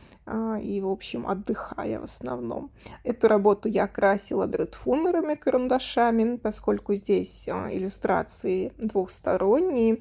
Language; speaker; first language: Russian; native; Russian